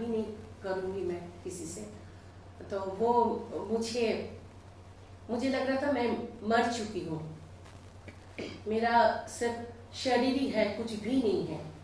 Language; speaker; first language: Hindi; non-native, local second language; Bangla